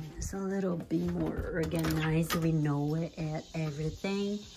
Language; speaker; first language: English; non-native, fluent; Portuguese